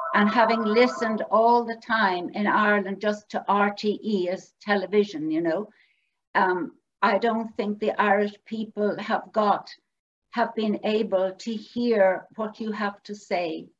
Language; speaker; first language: English; native; English